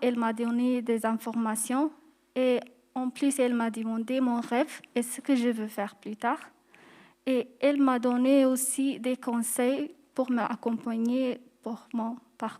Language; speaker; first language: French; non-native, fluent; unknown